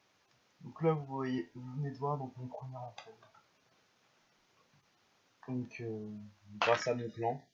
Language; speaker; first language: French; native; French